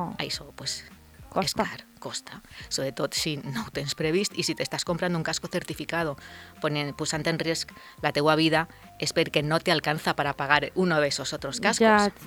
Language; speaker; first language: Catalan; non-native, local second language; Spanish